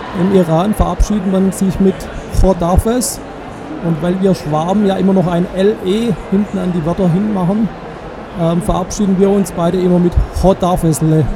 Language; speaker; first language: German; native; German